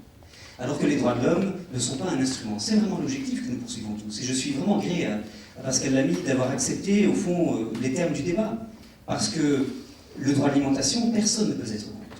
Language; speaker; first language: French; native; French